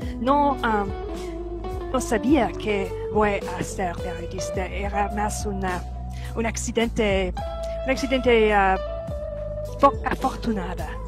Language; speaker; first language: Spanish; non-native, fluent; English